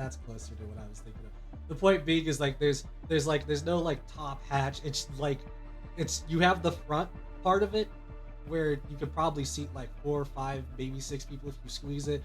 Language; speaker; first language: English; native; English